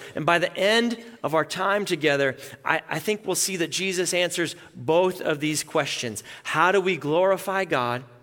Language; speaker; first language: English; native; English